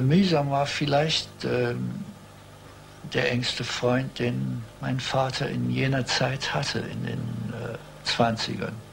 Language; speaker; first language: German; early bilingual, heritage; German